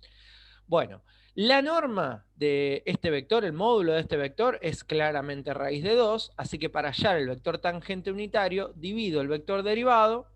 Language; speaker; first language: Spanish; native; Spanish